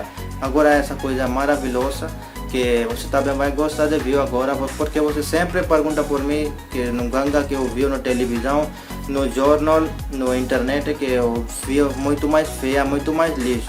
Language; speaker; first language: Portuguese; non-native, learner; Hindi